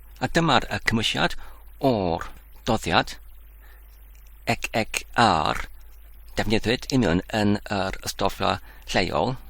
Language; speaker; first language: Welsh; non-native, learner; Dutch